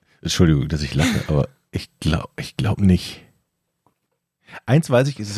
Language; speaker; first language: German; native; German